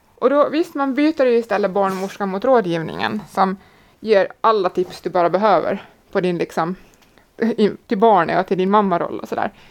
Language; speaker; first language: Swedish; native; Swedish